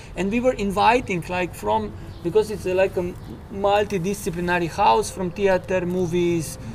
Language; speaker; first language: English; non-native, fluent; Slovenian